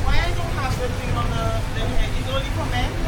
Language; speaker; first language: English; non-native, learner; French